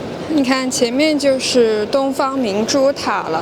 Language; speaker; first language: Chinese; non-native, fluent; French